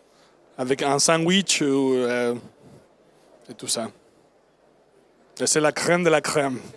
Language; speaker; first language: French; non-native, learner; Spanish